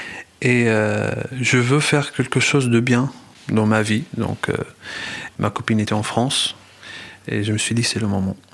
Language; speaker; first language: French; non-native, fluent; Arabic